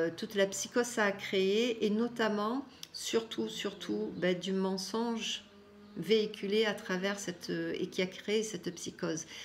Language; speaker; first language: French; non-native, fluent; Persian